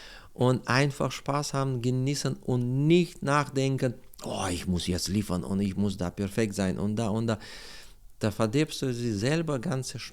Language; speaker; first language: German; non-native, learner; Russian